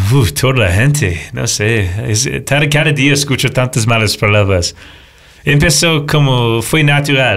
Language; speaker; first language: Spanish; non-native, fluent; English